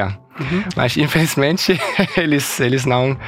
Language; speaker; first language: Portuguese; early bilingual, heritage; Portuguese